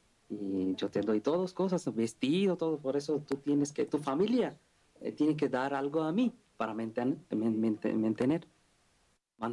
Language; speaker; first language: Spanish; non-native, learner; Bangla